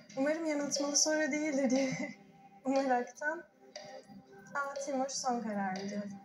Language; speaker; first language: Turkish; early bilingual, heritage; Turkish